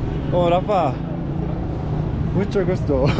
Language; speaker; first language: Spanish; non-native, learner; Korean